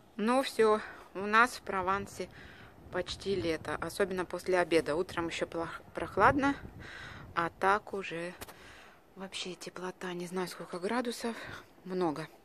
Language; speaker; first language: Russian; native; Russian